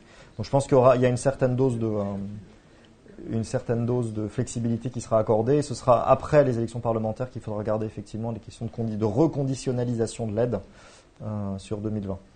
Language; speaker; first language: French; native; French